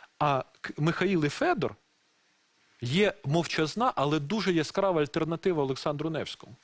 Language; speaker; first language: Ukrainian; non-native, local second language; Russian